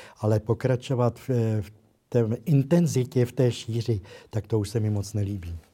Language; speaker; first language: Czech; native; Czech